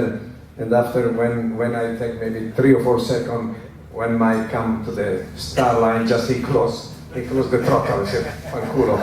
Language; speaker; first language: English; non-native, learner; Italian